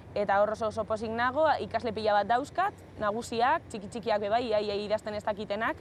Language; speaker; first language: Basque; non-native, local second language; Spanish